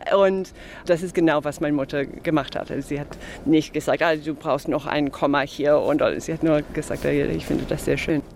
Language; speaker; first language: German; non-native, fluent; English